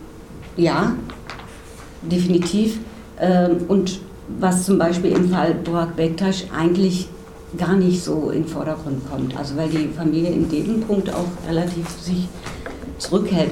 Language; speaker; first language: German; native; German